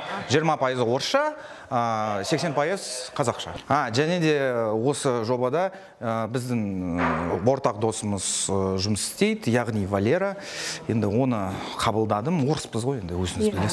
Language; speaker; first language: Kazakh; non-native, local second language; Russian